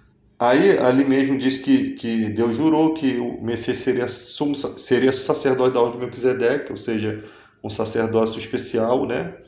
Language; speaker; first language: Portuguese; native; Portuguese